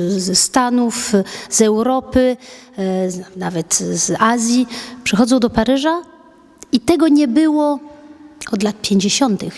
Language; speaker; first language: Polish; early bilingual, heritage; French